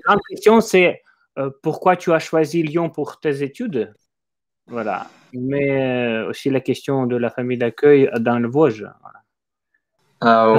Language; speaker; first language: French; non-native, fluent; Ukrainian